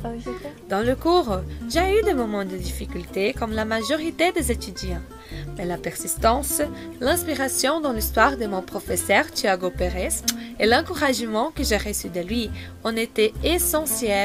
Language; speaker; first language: French; non-native, fluent; Portuguese